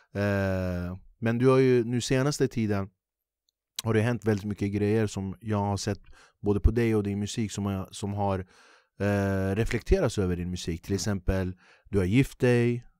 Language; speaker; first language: Swedish; native; Swedish